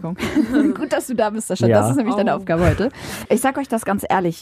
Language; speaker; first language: German; early bilingual, other home language; Arabic